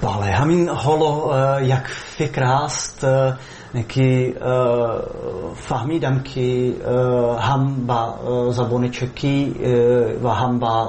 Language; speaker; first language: Persian; non-native, fluent; Czech